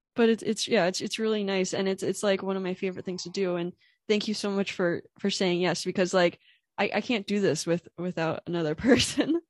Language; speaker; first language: English; native; English